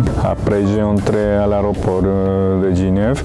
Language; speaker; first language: French; non-native, fluent; Spanish